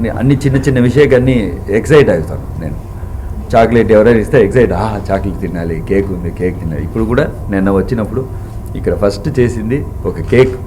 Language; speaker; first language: Telugu; non-native, learner; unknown